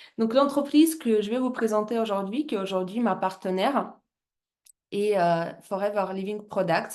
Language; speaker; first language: French; non-native, fluent; Russian